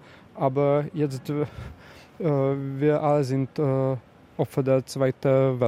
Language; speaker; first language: German; non-native, learner; Czech